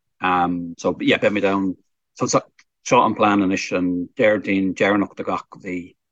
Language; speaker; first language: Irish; non-native, fluent; English